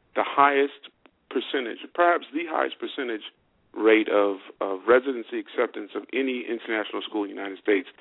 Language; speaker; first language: English; native; English